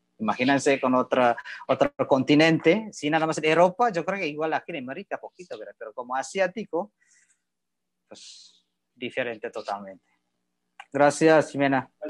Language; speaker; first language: Spanish; non-native, learner; Indonesian